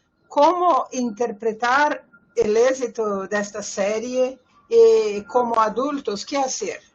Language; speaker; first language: Spanish; non-native, fluent; Portuguese